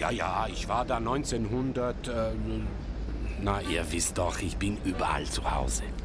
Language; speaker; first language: German; native; German